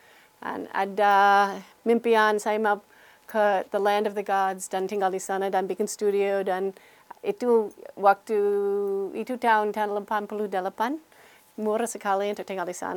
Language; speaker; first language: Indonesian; non-native, learner; English